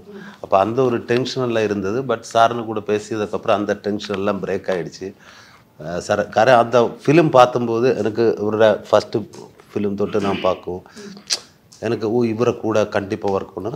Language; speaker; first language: Tamil; non-native, learner; Malayalam